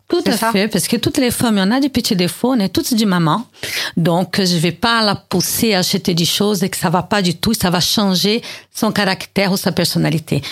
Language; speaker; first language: French; non-native, learner; Portuguese